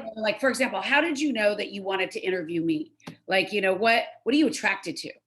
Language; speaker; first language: English; native; English